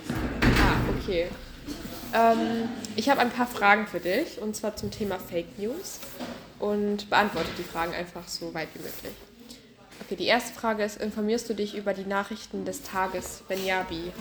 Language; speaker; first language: German; native; German